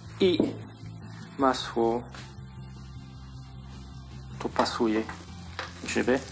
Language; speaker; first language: Polish; non-native, learner; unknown